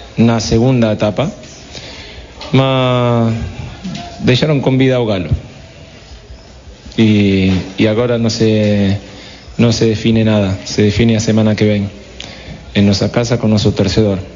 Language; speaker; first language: Portuguese; non-native, fluent; Spanish